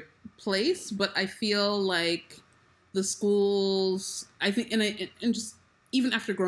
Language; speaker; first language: English; native; English